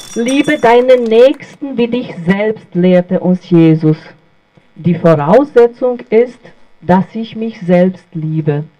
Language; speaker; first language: German; non-native, fluent; Bosnian